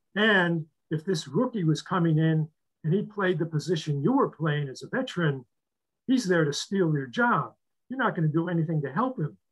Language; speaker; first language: English; native; English